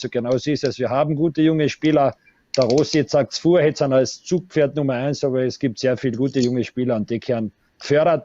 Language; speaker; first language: German; native; German